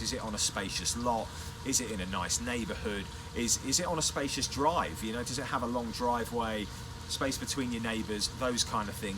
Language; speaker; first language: English; native; English